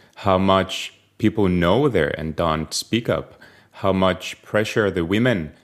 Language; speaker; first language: English; non-native, fluent; Spanish